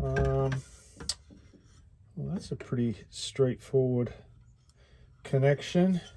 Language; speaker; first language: English; native; English